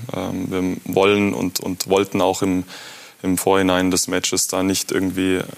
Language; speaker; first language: German; native; German